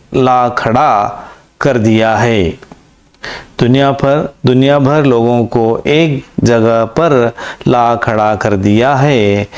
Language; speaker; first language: Hindi; non-native, local second language; Kannada